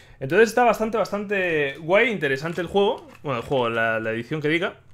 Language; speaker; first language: Spanish; native; Spanish